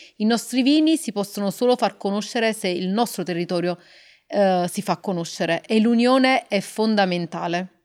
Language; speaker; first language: Italian; native; Italian